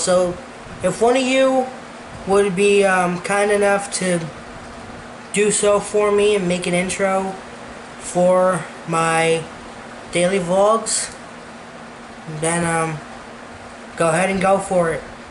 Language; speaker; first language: English; native; English